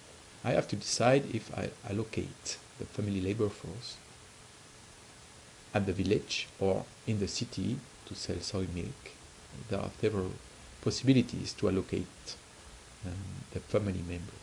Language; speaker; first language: English; non-native, fluent; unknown